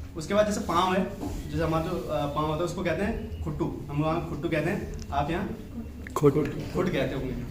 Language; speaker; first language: Hindi; non-native, local second language; Garhwali